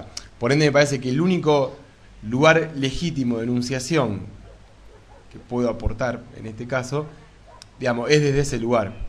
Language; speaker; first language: Spanish; native; Spanish